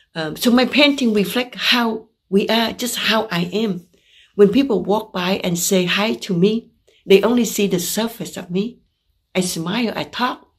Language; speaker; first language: English; non-native, fluent; Vietnamese